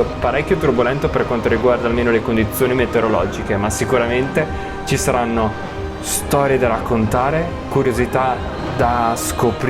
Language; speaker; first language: Italian; native; Italian